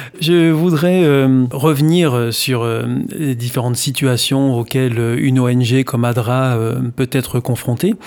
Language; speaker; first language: French; native; French